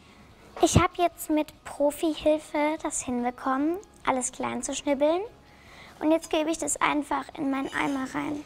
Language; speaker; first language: German; native; German